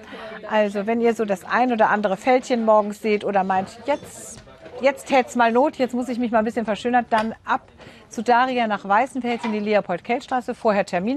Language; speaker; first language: German; native; German